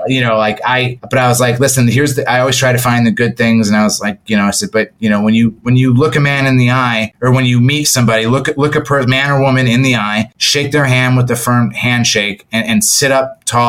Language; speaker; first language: English; native; English